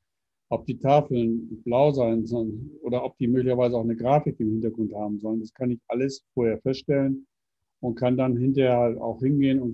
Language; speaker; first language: German; native; German